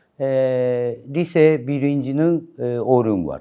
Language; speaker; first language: Turkish; non-native, learner; Japanese